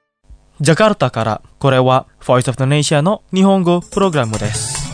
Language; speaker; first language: Japanese; non-native, fluent; Indonesian